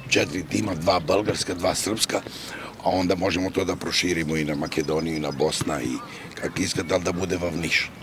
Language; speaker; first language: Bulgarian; non-native, learner; Serbian